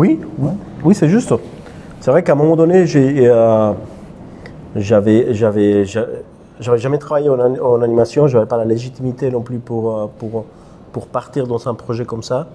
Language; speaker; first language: French; non-native, fluent; Spanish